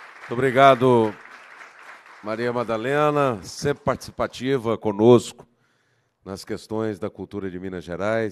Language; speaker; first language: Portuguese; native; Portuguese